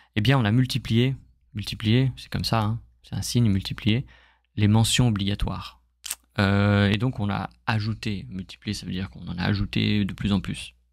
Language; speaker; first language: French; native; French